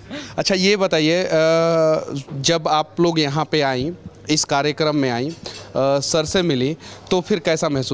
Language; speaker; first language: Hindi; native; Hindi